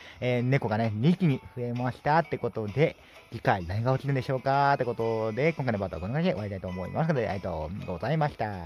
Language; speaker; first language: Japanese; native; Japanese